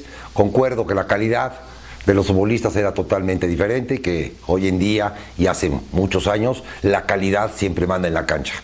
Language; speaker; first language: Spanish; native; Spanish